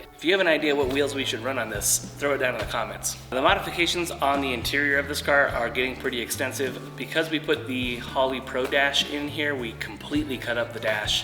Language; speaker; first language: English; native; English